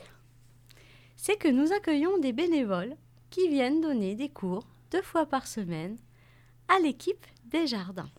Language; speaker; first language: French; native; French